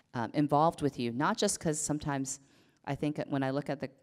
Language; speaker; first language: English; native; English